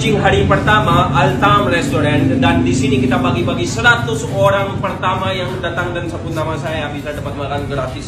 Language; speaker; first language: Indonesian; non-native, fluent; Urdu